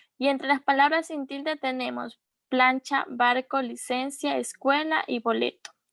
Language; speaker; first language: Spanish; native; Spanish